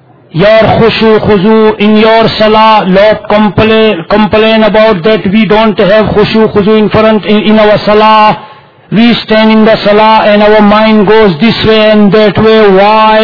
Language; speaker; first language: English; non-native, local second language; Urdu